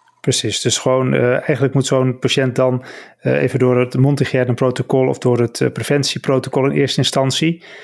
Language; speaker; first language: Dutch; native; Dutch